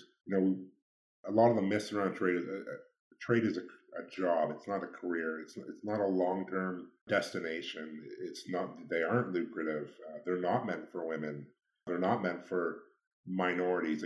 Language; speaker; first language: English; native; English